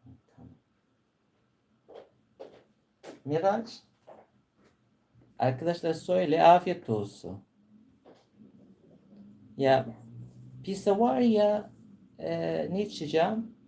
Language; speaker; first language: Turkish; non-native, learner; Filipino